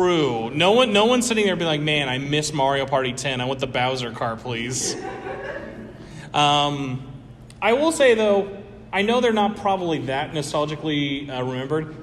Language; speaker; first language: English; native; English